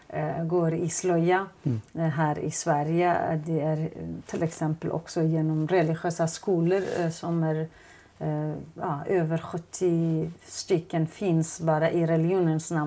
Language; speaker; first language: Swedish; non-native, fluent; Kurdish